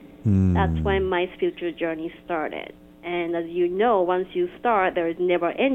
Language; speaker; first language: English; non-native, fluent; Japanese